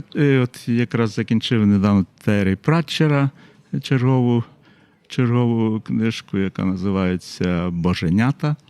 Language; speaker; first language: Ukrainian; native; Ukrainian